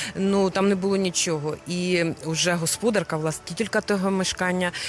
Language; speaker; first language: Ukrainian; native; Ukrainian